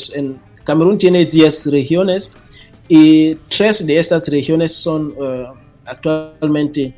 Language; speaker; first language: Spanish; non-native, fluent; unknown